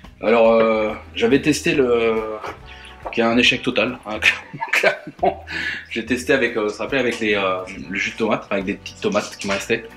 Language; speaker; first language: French; native; French